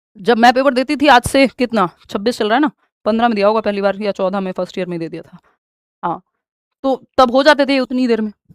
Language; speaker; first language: Hindi; native; Hindi